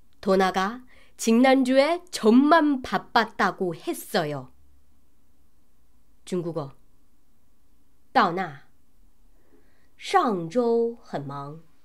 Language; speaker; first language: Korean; non-native, learner; Chinese